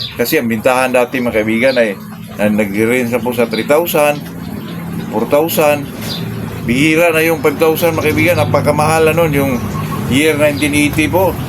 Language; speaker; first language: Filipino; non-native, local second language; Cebuano